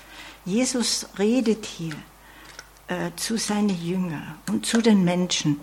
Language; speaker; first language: German; non-native, fluent; English